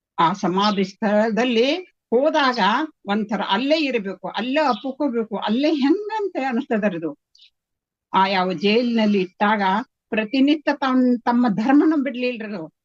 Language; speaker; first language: Kannada; native; Kannada